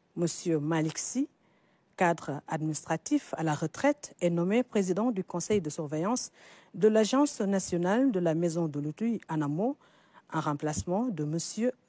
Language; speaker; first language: French; non-native, local second language; Wolof